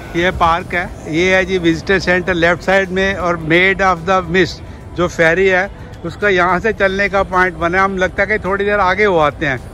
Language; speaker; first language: Hindi; native; Hindi